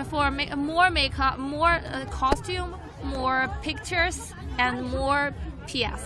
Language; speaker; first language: English; non-native, fluent; Chinese